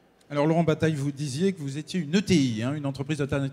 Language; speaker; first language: French; native; French